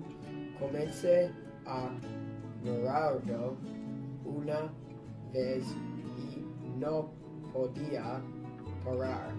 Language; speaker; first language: Spanish; non-native, learner; English